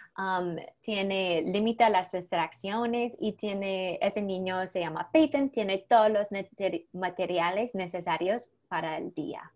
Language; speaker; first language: Spanish; non-native, learner; English